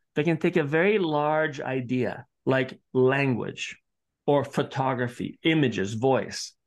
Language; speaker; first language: English; early bilingual, other home language; Italian